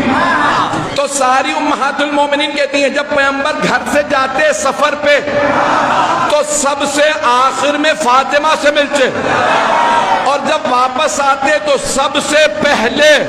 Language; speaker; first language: Urdu; native; Urdu